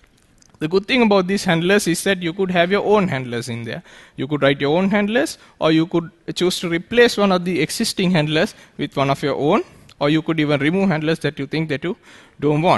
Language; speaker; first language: English; non-native, local second language; Sinhala